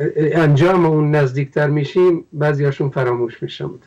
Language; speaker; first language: Persian; non-native, local second language; Kurdish